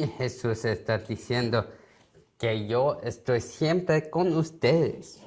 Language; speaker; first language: Spanish; non-native, learner; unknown